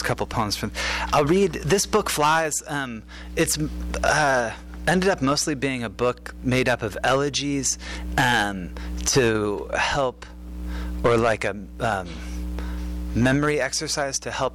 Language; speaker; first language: English; native; English